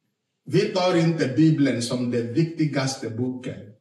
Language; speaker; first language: Swedish; non-native, fluent; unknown